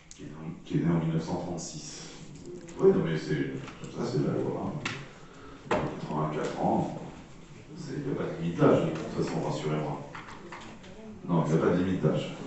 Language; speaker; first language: French; native; French